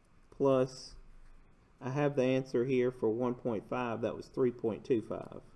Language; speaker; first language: English; native; English